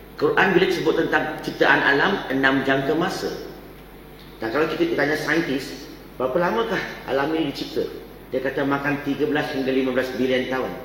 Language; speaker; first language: Malay; non-native, local second language; Chinese